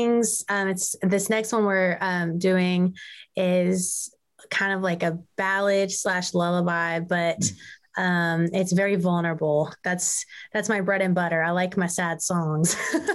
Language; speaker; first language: English; native; English